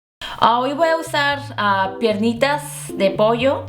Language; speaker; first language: Spanish; non-native, fluent; Korean